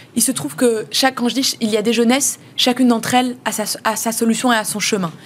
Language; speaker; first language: French; native; French